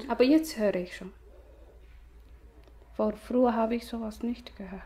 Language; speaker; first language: German; non-native, learner; Somali